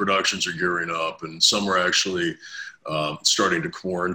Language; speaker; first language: English; native; English